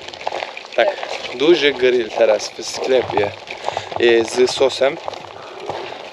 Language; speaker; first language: Polish; non-native, learner; Turkish